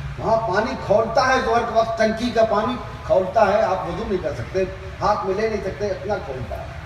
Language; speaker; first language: Urdu; native; Urdu